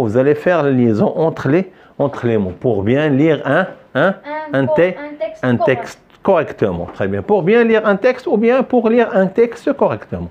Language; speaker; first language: French; non-native, fluent; Arabic